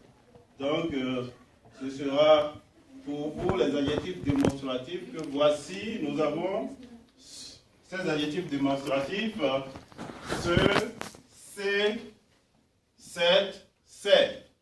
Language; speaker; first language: French; non-native, fluent; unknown